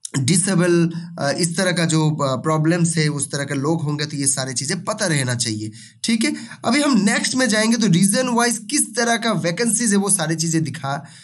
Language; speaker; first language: Hindi; non-native, local second language; Bangla